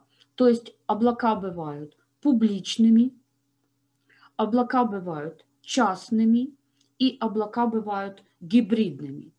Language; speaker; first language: Russian; native; Russian